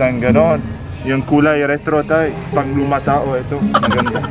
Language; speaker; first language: Filipino; non-native, learner; Arabic